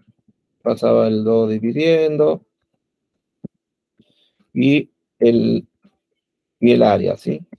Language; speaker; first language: Spanish; native; Spanish